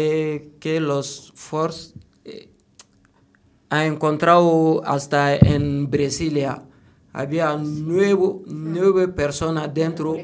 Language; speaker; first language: Spanish; non-native, learner; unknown